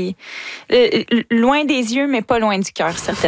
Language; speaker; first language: French; native; French